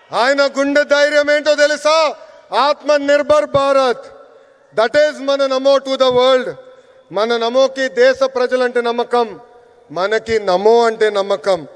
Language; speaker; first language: Telugu; native; Telugu